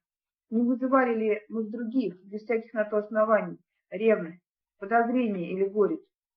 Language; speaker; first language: Russian; native; Russian